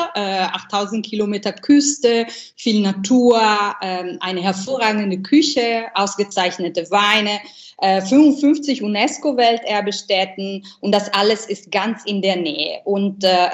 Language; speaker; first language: German; non-native, fluent; Italian